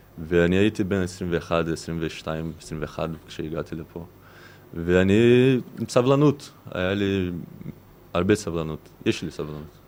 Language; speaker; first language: Hebrew; non-native, fluent; Portuguese